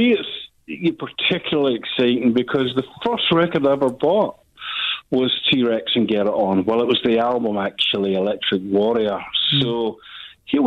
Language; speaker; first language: English; native; English